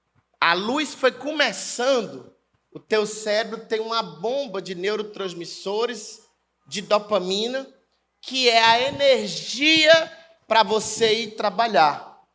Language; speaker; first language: Portuguese; native; Portuguese